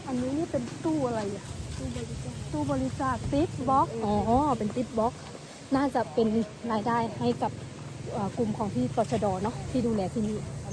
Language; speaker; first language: Thai; native; Thai